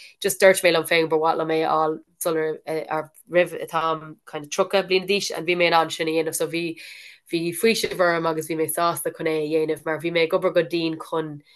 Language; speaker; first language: Irish; non-native, local second language; English